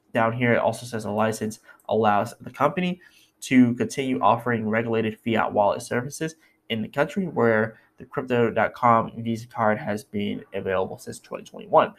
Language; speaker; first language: English; native; English